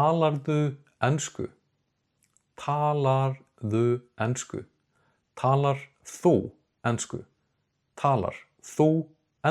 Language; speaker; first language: Icelandic; non-native, fluent; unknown